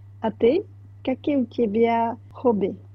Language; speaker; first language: Russian; non-native, learner; Czech